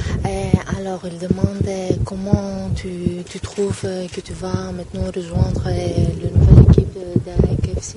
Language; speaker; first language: French; non-native, learner; Greek